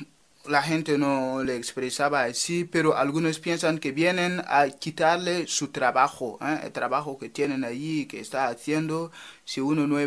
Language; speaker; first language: Spanish; non-native, fluent; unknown